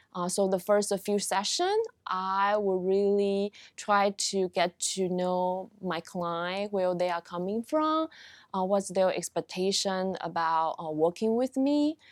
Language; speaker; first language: English; non-native, fluent; Chinese